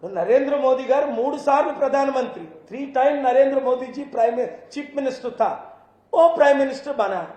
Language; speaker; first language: Hindi; non-native, local second language; Telugu